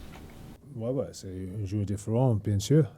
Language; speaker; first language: French; non-native, learner; English